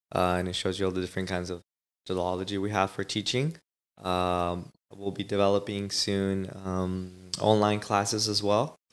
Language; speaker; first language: English; non-native, fluent; Spanish